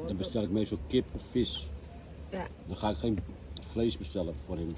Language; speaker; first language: Dutch; native; Dutch